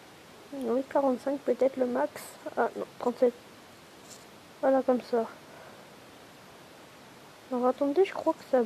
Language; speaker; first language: French; native; French